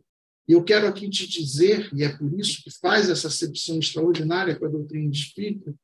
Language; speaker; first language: Portuguese; native; Portuguese